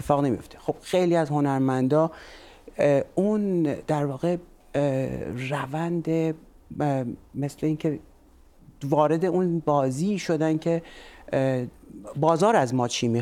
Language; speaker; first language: Persian; native; Persian